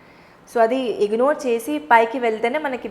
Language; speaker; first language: Telugu; non-native, fluent; Hindi